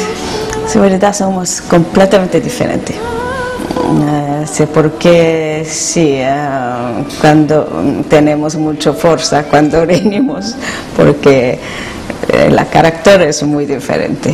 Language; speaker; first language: Spanish; non-native, learner; Korean